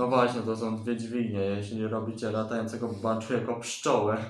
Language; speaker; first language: Polish; native; Polish